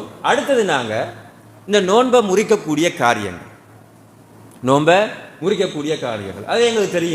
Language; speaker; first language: Tamil; native; Tamil